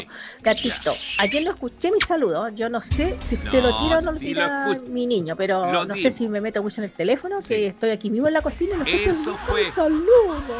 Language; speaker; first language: Spanish; native; Spanish